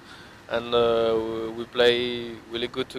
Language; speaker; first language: English; non-native, learner; French